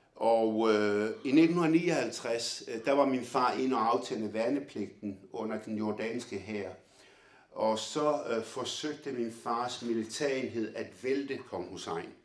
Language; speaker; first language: Danish; early bilingual, other home language; Arabic